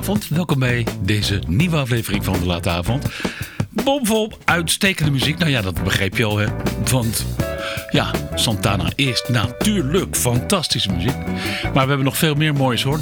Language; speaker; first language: Dutch; native; Dutch